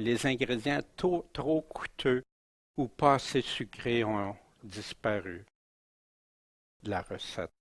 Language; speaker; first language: French; native; French